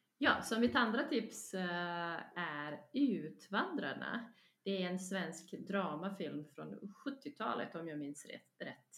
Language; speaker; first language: Swedish; non-native, fluent; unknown